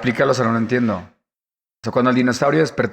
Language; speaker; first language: Spanish; native; Spanish